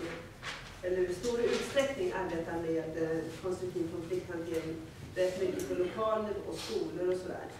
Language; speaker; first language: Swedish; native; Swedish